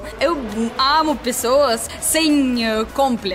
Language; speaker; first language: Portuguese; non-native, learner; Russian